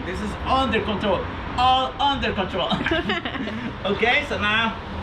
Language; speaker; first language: English; non-native, fluent; Spanish